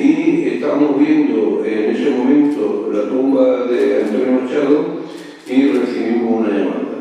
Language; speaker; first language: Spanish; native; Spanish